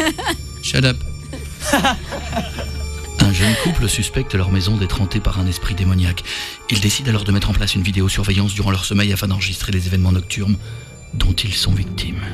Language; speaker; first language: French; native; French